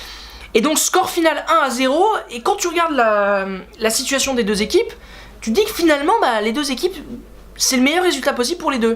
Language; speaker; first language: French; native; French